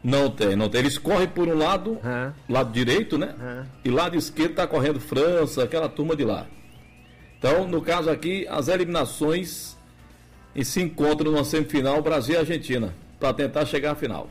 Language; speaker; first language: Portuguese; native; Portuguese